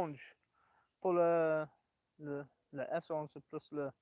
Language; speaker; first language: French; non-native, learner; English